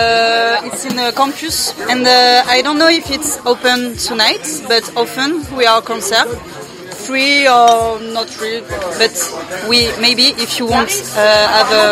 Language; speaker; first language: English; non-native, learner; French